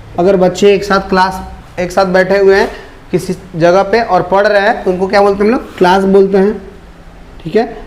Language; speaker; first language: Hindi; native; Hindi